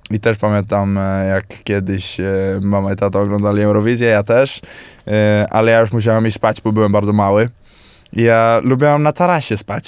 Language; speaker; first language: Polish; early bilingual, heritage; Polish